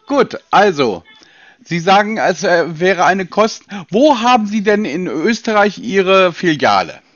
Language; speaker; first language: German; native; German